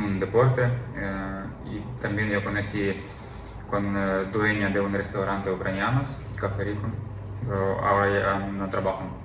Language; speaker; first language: Spanish; non-native, learner; Ukrainian